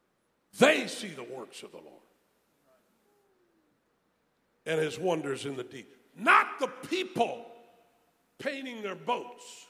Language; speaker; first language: English; native; English